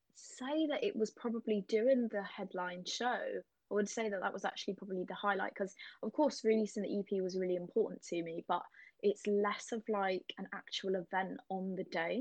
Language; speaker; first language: English; native; English